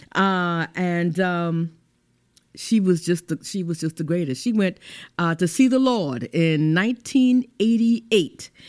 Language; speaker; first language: English; native; English